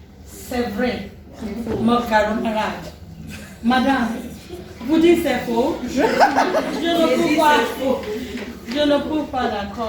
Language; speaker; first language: French; non-native, learner; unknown